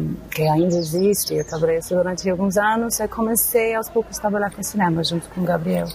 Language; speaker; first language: Portuguese; non-native, fluent; English